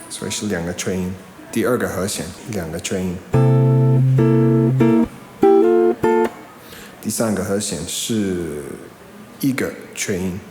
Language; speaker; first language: Chinese; non-native, fluent; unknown